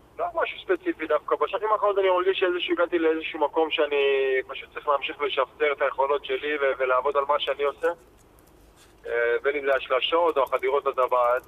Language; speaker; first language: Hebrew; native; Hebrew